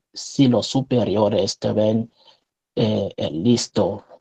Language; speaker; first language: Spanish; non-native, fluent; French